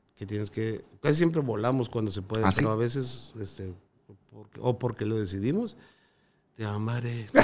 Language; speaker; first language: Spanish; native; Spanish